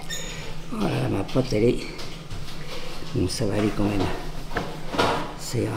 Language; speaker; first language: French; native; French